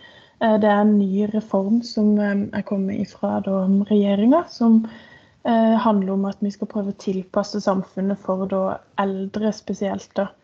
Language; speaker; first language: Norwegian; native; Norwegian